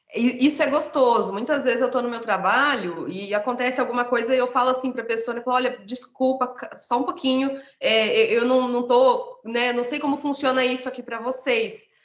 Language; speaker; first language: Portuguese; native; Portuguese